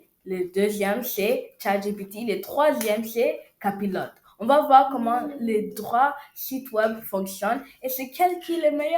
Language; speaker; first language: French; non-native, learner; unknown